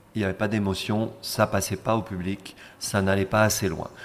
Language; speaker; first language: French; non-native, fluent; Spanish